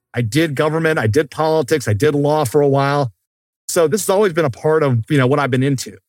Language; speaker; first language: English; early bilingual, other home language; Hindi